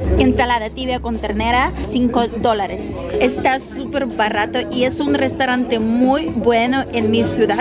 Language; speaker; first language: Spanish; non-native, fluent; Ukrainian